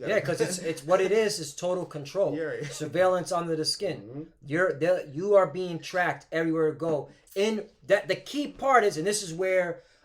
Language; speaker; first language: English; native; English